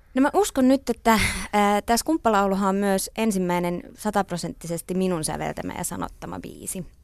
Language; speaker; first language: Finnish; non-native, local second language; Swedish